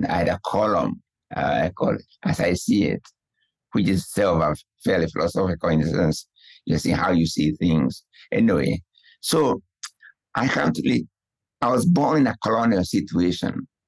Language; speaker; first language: English; non-native, local second language; Kikuyu